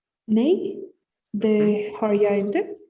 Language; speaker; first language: Swedish; non-native, learner; Spanish